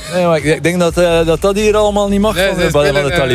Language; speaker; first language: Dutch; native; Dutch